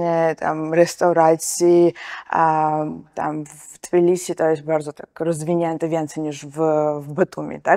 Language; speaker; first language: Polish; non-native, fluent; Georgian